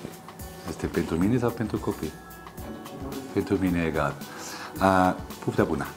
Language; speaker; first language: Romanian; non-native, learner; German